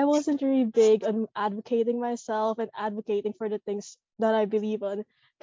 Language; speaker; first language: English; non-native, local second language; Filipino